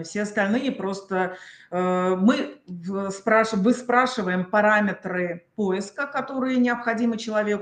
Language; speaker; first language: Russian; native; Russian